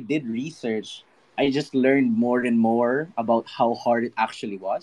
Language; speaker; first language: English; non-native, local second language; Filipino